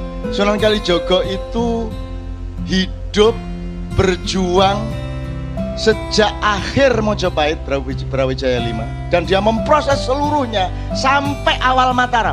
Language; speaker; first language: Indonesian; non-native, local second language; Javanese